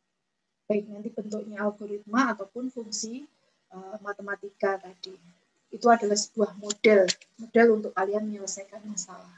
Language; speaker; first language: Indonesian; native; Indonesian